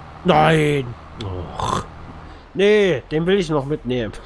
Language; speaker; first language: German; native; German